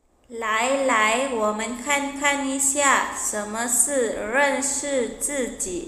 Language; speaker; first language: Chinese; non-native, local second language; Malay